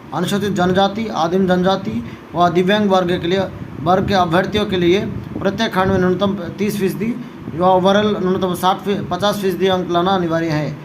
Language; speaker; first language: Hindi; non-native, local second language; Bangla